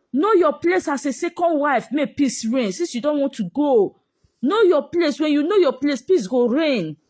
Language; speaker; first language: Nigerian Pidgin; native; Nigerian Pidgin